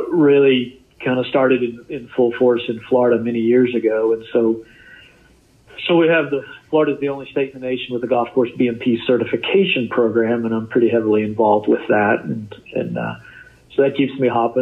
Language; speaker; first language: English; native; English